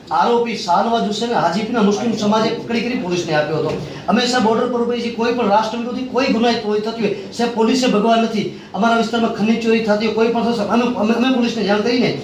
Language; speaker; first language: Gujarati; non-native, local second language; Kachhi